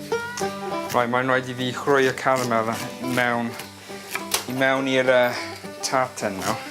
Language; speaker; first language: Welsh; non-native, learner; English